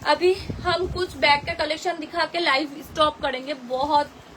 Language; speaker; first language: Hindi; non-native, local second language; Bangla